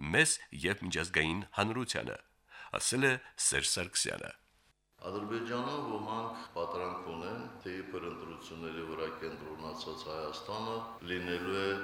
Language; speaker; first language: Armenian; native; Armenian